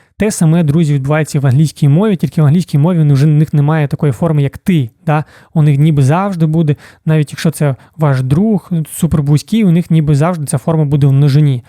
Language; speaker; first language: Ukrainian; native; Ukrainian